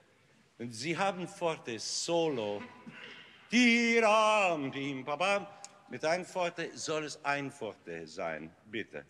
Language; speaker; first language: German; non-native, learner; English